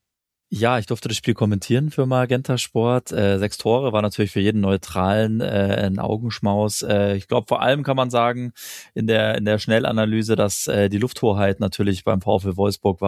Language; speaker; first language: German; native; German